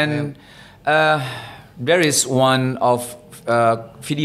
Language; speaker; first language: English; non-native, learner; Indonesian